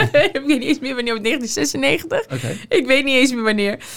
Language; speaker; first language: Dutch; native; Dutch